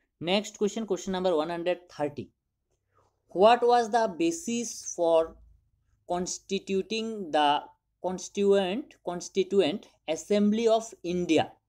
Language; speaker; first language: English; non-native, local second language; Bangla